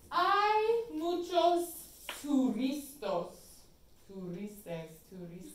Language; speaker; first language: Spanish; non-native, fluent; English